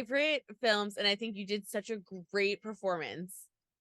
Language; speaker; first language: English; native; English